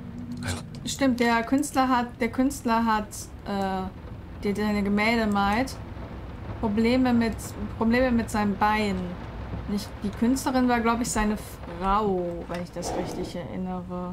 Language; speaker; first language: German; native; German